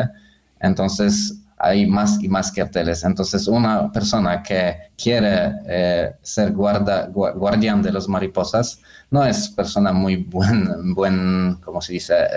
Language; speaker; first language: Spanish; non-native, learner; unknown